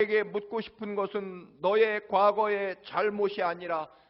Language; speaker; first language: Korean; native; Korean